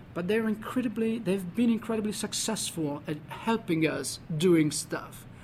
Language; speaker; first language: English; non-native, fluent; Italian